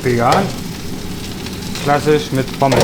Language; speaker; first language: German; native; German